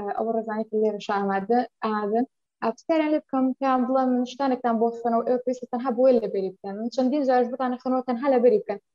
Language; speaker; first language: Central Kurdish; non-native, local second language; Kurdish